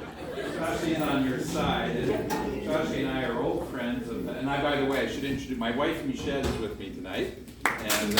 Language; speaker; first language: English; non-native, local second language; French